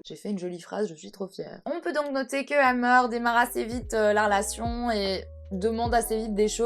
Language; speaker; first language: French; native; French